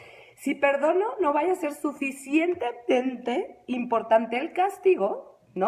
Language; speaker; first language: Spanish; native; Spanish